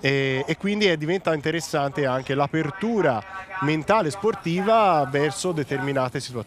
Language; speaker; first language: Italian; native; Italian